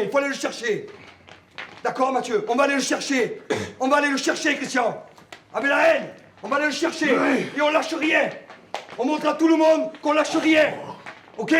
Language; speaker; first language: French; native; French